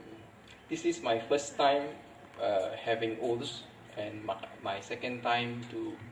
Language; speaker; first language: English; non-native, fluent; Indonesian